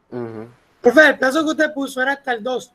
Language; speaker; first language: Spanish; native; Spanish